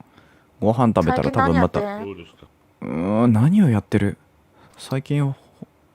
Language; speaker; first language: Japanese; native; Japanese